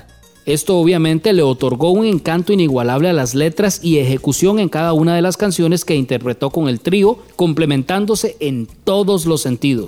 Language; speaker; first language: Spanish; native; Spanish